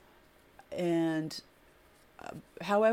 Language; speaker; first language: English; early bilingual, other home language; French